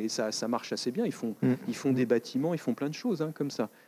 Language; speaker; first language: French; native; French